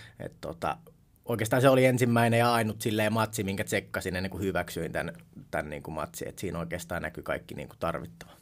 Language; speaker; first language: Finnish; native; Finnish